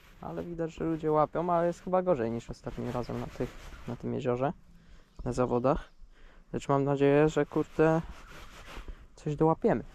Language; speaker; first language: Polish; native; Polish